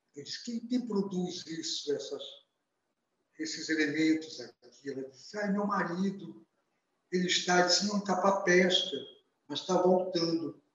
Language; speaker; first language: Portuguese; native; Portuguese